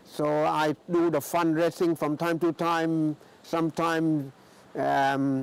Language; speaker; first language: English; non-native, fluent; Thai